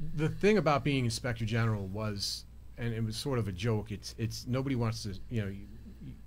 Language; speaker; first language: English; native; English